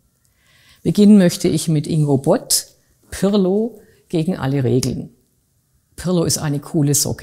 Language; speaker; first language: German; native; German